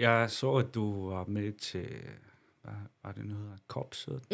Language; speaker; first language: Danish; non-native, local second language; Kalaallisut